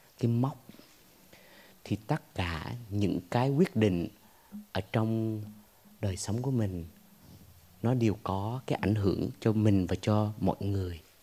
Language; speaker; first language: Vietnamese; early bilingual, heritage; Vietnamese